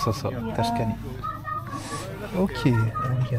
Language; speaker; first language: Japanese; non-native, learner; French